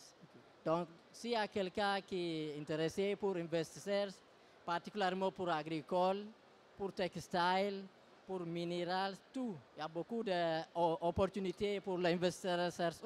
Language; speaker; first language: French; non-native, learner; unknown